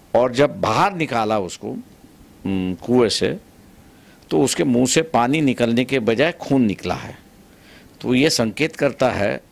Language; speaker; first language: Hindi; non-native, local second language; Marathi